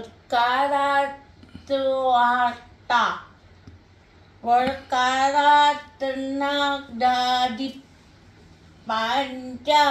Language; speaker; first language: Indonesian; non-native, learner; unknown